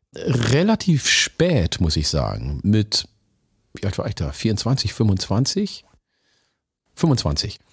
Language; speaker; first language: German; early bilingual, other home language; Oromo